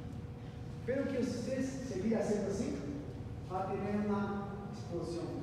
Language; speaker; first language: Spanish; non-native, learner; Portuguese